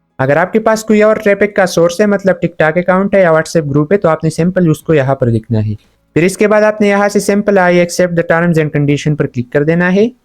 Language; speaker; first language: Urdu; non-native, local second language; Punjabi